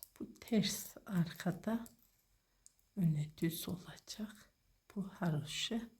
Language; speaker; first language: Turkish; native; Turkish